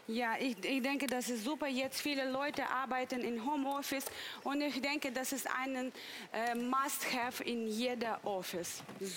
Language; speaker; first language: German; non-native, learner; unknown